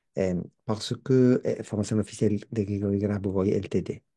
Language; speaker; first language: French; non-native, learner; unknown